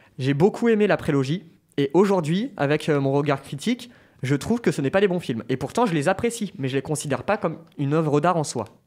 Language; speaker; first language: French; native; French